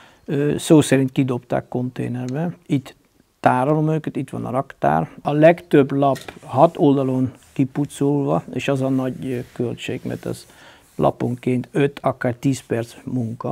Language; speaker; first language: Hungarian; non-native, fluent; Dutch